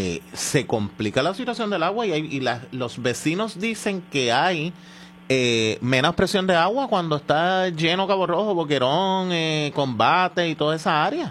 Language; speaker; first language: Spanish; native; Spanish